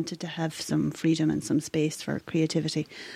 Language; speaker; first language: English; native; English